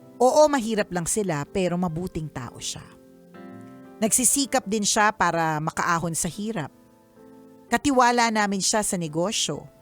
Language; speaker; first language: Filipino; native; Filipino